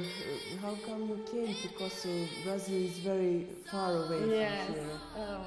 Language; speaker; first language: English; non-native, fluent; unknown